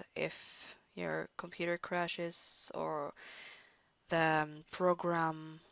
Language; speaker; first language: English; non-native, fluent; Norwegian